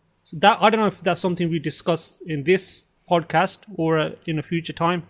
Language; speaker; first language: English; early bilingual, other home language; Punjabi